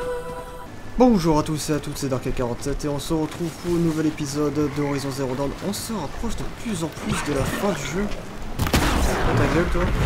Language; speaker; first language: French; native; French